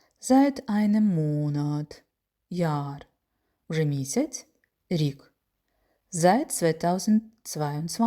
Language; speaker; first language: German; non-native, fluent; Ukrainian